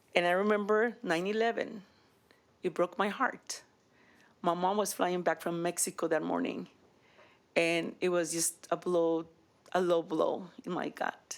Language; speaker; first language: English; early bilingual, other home language; Spanish